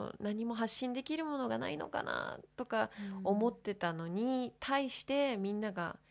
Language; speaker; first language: Japanese; early bilingual, heritage; English